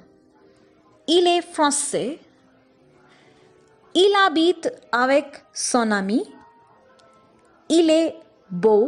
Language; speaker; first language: French; non-native, fluent; Hindi